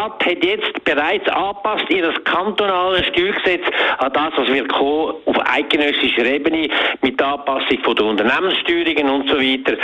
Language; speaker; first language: German; native; German